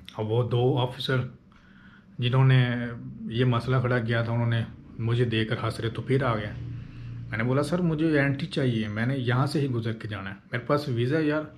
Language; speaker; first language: Urdu; non-native, local second language; Punjabi